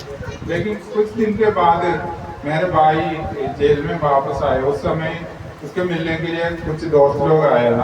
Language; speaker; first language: Hindi; non-native, local second language; Malayalam